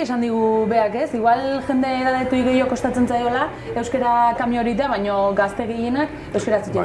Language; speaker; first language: Basque; native; Basque